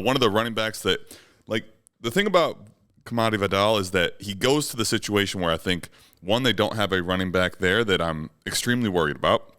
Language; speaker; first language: English; native; English